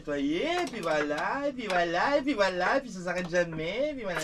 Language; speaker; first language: French; native; French